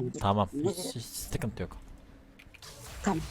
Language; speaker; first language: Turkish; native; Turkish